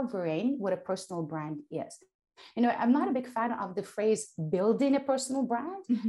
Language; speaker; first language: English; non-native, fluent; Ukrainian